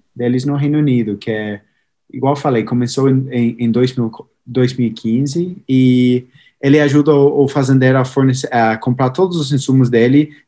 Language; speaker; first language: Portuguese; non-native, fluent; English